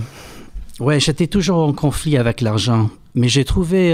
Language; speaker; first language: French; non-native, fluent; English